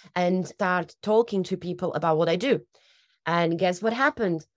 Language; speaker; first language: English; non-native, fluent; Slovak